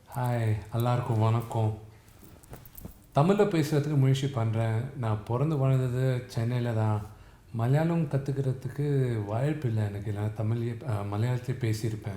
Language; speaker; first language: Tamil; non-native, local second language; Telugu